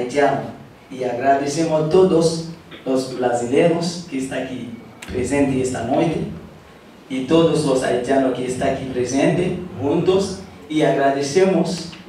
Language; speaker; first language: Portuguese; non-native, learner; Haitian Creole